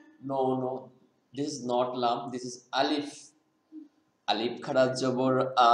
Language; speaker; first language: English; non-native, fluent; Bangla